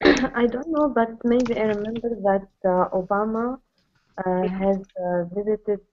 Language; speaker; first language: English; non-native, learner; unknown